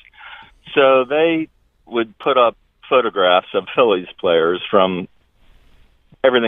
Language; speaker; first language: English; native; English